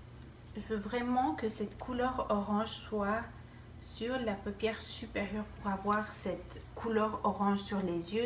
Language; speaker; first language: French; non-native, fluent; Spanish